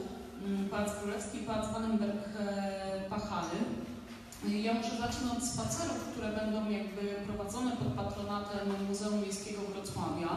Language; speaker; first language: Polish; native; Polish